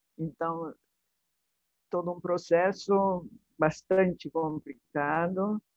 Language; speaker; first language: Portuguese; early bilingual, other home language; Hungarian